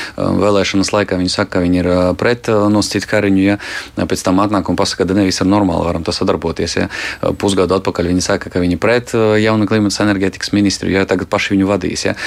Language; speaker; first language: Latvian; non-native, local second language; Russian